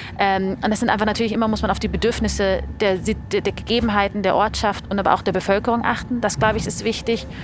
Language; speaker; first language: German; early bilingual, other home language; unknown